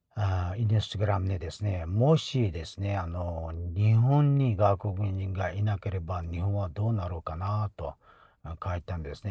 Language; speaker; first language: Japanese; non-native, fluent; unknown